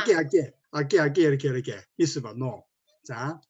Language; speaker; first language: Spanish; non-native, learner; Korean